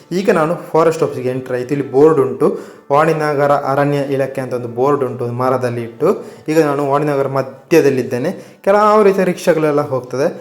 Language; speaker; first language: Kannada; native; Kannada